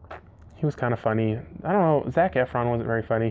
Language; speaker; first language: English; native; English